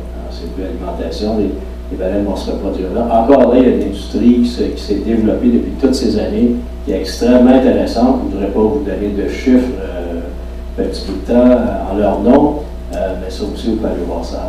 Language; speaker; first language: French; native; French